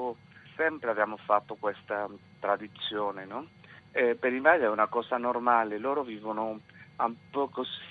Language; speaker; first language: Italian; non-native, fluent; Spanish